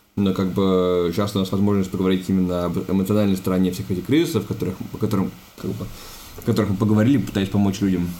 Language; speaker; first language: Russian; native; Russian